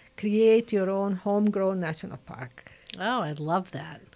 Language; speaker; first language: English; non-native, fluent; Italian